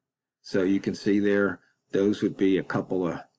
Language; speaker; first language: English; native; English